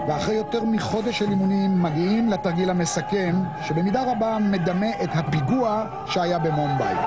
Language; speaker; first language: Hebrew; native; Hebrew